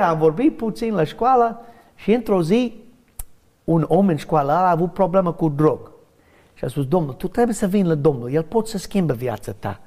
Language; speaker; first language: Romanian; non-native, fluent; English